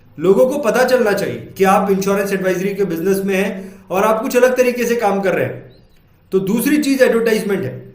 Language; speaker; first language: Hindi; native; Hindi